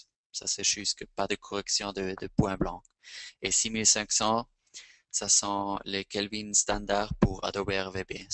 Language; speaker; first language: French; non-native, fluent; Spanish